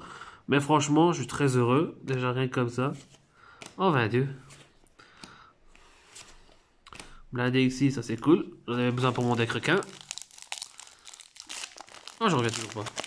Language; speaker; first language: French; native; French